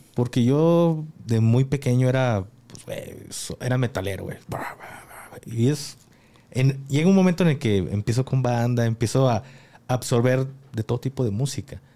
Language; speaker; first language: Spanish; native; Spanish